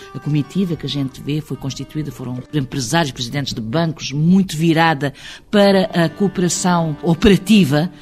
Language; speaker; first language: Portuguese; early bilingual, heritage; Portuguese